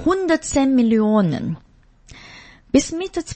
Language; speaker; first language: German; non-native, fluent; Chinese